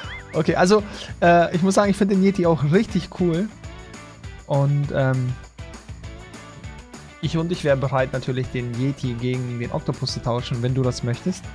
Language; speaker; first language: German; native; German